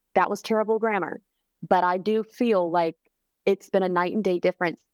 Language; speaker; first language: English; native; English